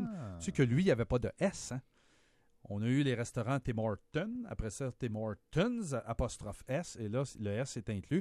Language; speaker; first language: French; native; French